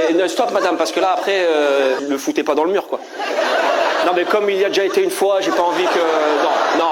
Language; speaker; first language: French; native; French